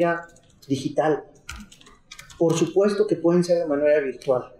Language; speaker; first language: Spanish; native; Spanish